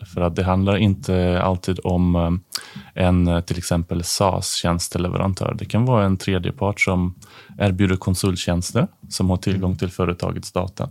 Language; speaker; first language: Swedish; non-native, fluent; Ukrainian